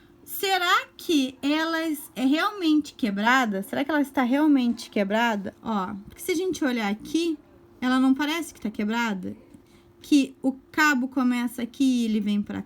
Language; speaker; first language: Portuguese; native; Portuguese